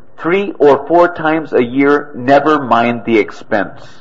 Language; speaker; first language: English; native; English